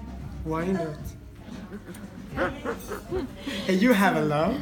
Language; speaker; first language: English; non-native, learner; Italian